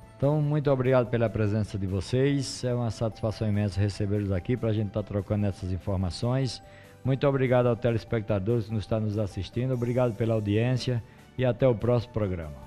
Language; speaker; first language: Portuguese; native; Portuguese